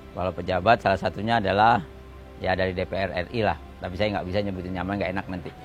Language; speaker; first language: Indonesian; native; Indonesian